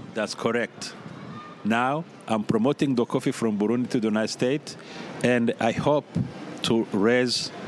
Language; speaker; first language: English; non-native, fluent; Rundi